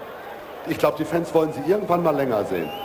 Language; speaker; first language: German; native; German